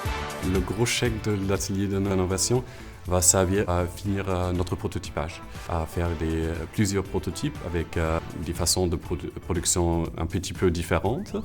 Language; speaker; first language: French; non-native, fluent; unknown